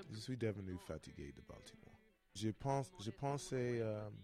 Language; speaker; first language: French; non-native, fluent; English